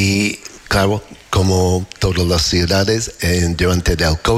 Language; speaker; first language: Spanish; non-native, learner; English